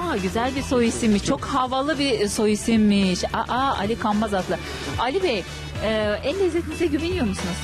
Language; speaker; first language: Turkish; non-native, fluent; Azerbaijani